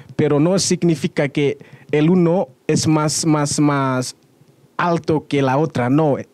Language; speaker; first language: Spanish; non-native, fluent; Indonesian